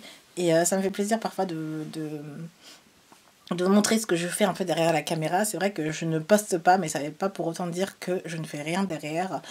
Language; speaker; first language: French; native; French